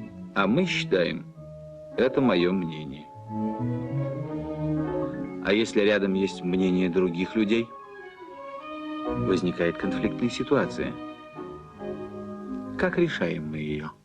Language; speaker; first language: Russian; native; Russian